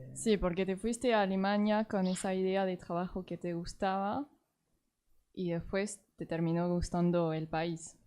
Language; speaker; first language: Spanish; non-native, fluent; French